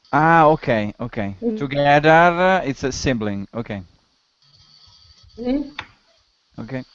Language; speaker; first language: English; non-native, learner; Italian